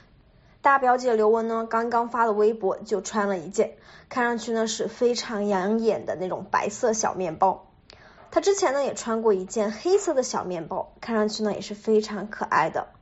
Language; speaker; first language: Chinese; native; Chinese